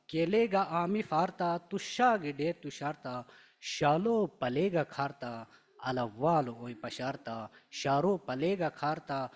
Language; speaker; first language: Hindi; non-native, local second language; Shina